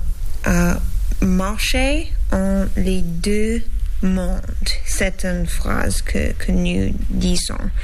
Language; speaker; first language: French; non-native, learner; English